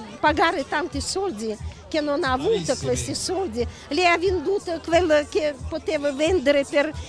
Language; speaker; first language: Italian; non-native, learner; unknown